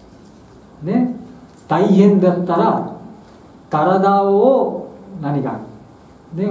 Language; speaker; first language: Japanese; non-native, fluent; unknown